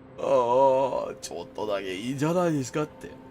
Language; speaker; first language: Japanese; non-native, fluent; English